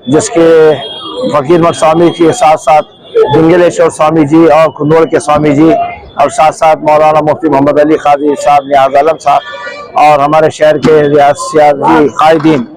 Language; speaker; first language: Urdu; native; Urdu